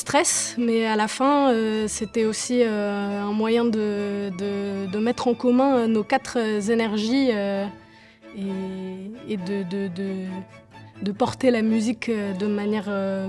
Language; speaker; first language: French; native; French